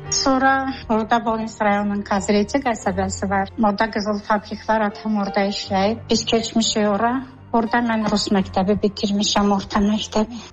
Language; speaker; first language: Azerbaijani; non-native, fluent; Georgian